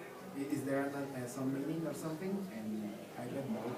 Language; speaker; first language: English; non-native, fluent; Spanish